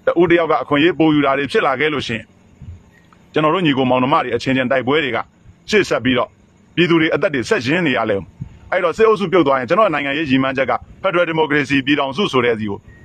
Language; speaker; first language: Burmese; native; Burmese